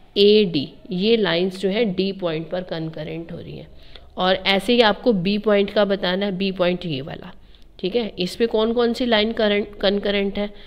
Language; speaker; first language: Hindi; native; Hindi